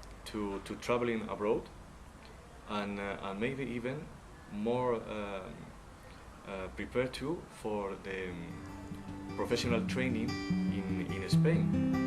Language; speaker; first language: English; non-native, learner; Spanish